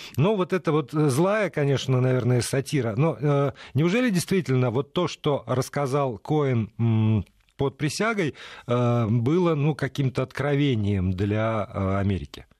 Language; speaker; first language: Russian; native; Russian